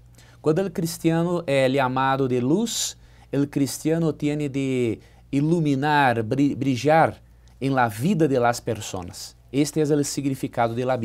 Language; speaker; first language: Spanish; non-native, learner; Portuguese